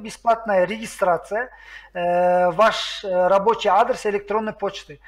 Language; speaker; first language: Russian; non-native, local second language; Kazakh